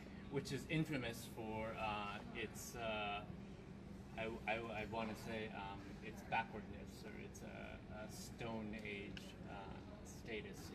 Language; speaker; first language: English; early bilingual, other home language; Vietnamese